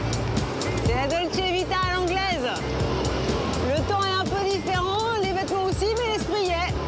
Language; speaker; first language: French; native; French